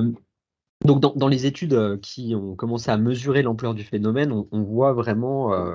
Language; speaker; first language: French; native; French